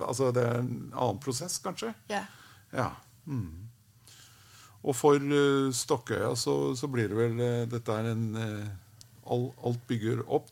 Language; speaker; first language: Norwegian; native; Norwegian